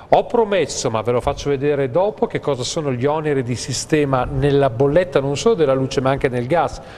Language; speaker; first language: Italian; native; Italian